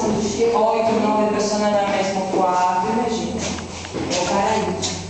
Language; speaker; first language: Portuguese; non-native, learner; Italian